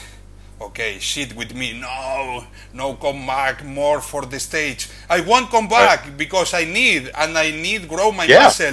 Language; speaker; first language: English; non-native, learner; Spanish